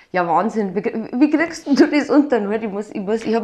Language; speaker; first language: German; native; German